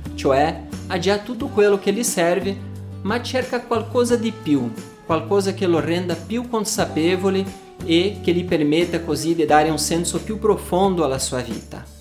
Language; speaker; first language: Italian; non-native, fluent; Portuguese